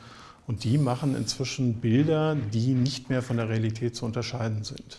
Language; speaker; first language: German; native; German